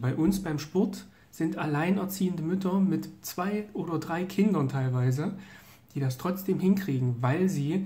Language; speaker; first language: German; native; German